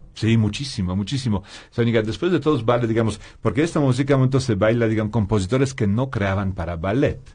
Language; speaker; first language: Spanish; non-native, fluent; Polish